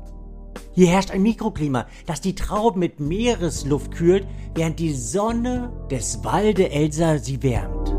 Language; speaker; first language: German; native; German